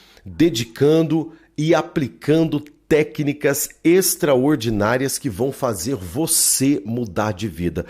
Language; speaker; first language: Portuguese; native; Portuguese